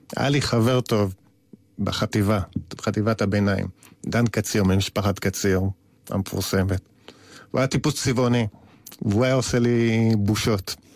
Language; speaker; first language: Hebrew; native; Hebrew